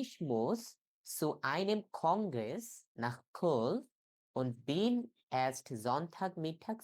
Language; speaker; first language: German; non-native, learner; Bangla